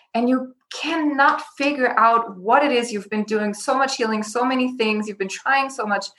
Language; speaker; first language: English; non-native, fluent; German